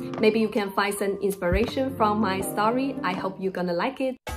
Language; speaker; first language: English; non-native, fluent; Chinese